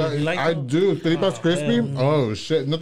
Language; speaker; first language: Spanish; early bilingual, heritage; English